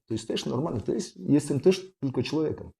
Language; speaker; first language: Polish; non-native, fluent; Russian